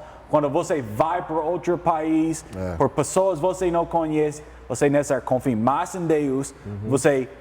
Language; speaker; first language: Portuguese; non-native, learner; English